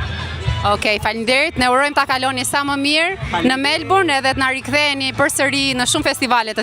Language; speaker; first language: Albanian; native; Albanian